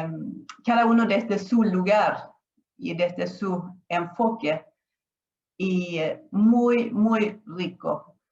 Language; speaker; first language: Spanish; non-native, fluent; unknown